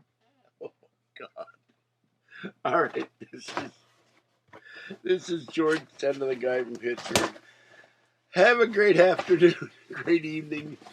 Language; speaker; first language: English; native; English